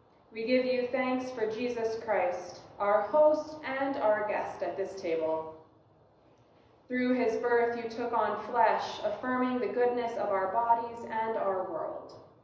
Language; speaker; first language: English; native; English